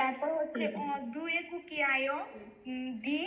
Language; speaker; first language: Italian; non-native, learner; Bangla